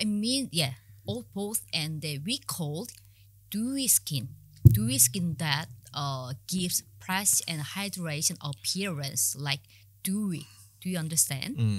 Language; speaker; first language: English; non-native, learner; Korean